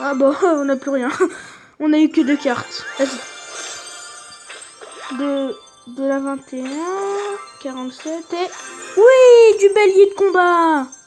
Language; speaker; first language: French; native; French